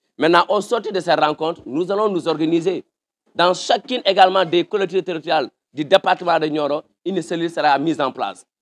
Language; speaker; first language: French; non-native, local second language; Wolof